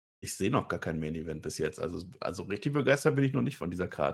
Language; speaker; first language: German; native; German